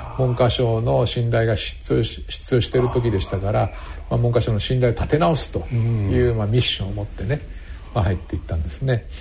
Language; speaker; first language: Japanese; native; Japanese